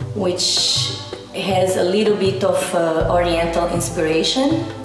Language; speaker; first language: English; non-native, fluent; Portuguese